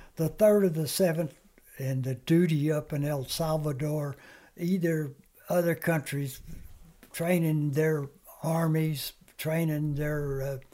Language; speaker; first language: English; early bilingual, other home language; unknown